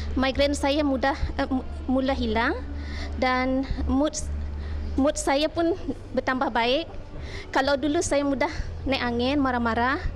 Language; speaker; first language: Malay; native; Malay